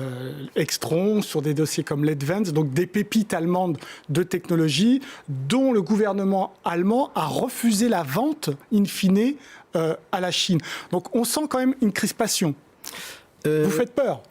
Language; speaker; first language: French; native; French